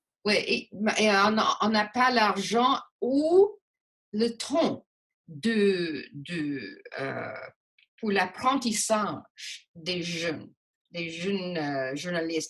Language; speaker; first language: French; non-native, local second language; English